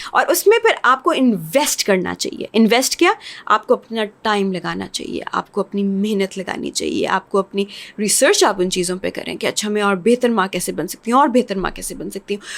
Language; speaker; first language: Urdu; non-native, local second language; English